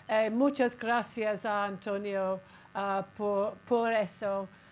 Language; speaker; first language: Spanish; non-native, learner; English